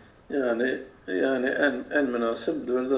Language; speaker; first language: Turkish; non-native, local second language; Kurdish